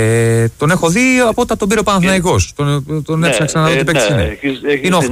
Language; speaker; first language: Greek; native; Greek